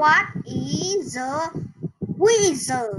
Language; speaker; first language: English; non-native, learner; Vietnamese